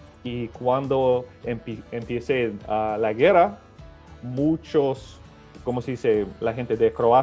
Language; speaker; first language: Spanish; early bilingual, other home language; Serbian